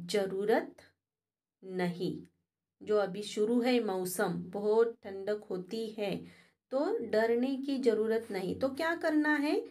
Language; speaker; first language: Hindi; non-native, local second language; Marathi